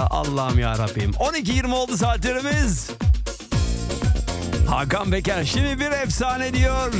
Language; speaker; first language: Turkish; native; Turkish